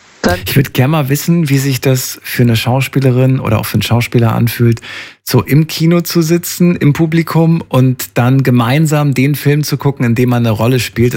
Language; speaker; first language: German; native; German